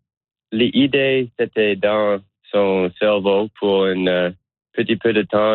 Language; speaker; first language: French; non-native, learner; English